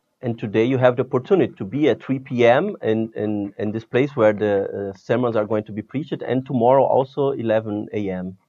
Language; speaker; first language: English; non-native, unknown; Portuguese